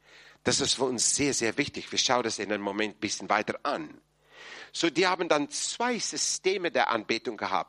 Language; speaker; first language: German; non-native, fluent; English